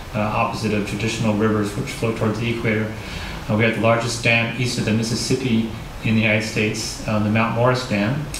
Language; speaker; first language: English; native; English